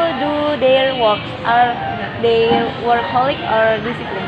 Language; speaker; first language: English; non-native, learner; Indonesian